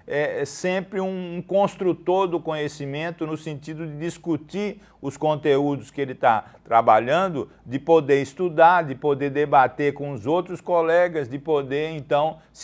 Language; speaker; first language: Portuguese; native; Portuguese